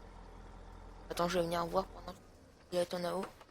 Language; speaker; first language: French; native; French